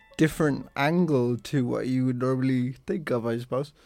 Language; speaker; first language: English; native; English